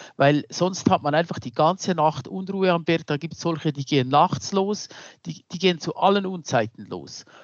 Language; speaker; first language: German; native; German